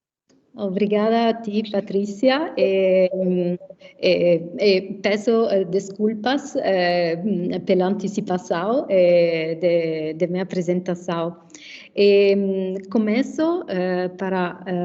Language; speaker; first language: Portuguese; non-native, fluent; Italian